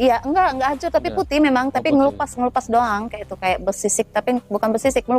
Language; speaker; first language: Indonesian; native; Indonesian